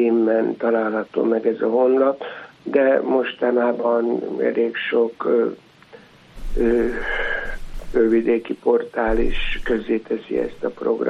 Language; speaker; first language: Hungarian; native; Hungarian